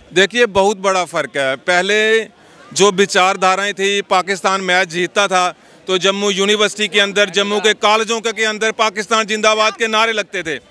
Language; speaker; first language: Hindi; native; Hindi